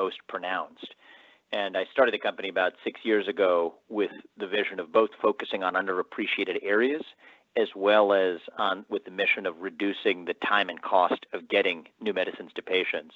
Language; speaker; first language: English; native; English